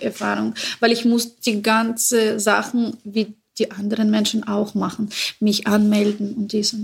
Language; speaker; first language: German; non-native, fluent; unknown